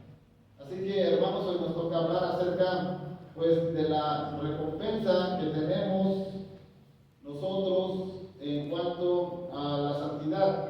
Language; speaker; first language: Spanish; native; Spanish